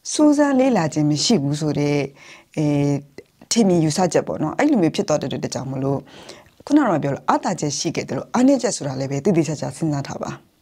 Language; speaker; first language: Burmese; native; Burmese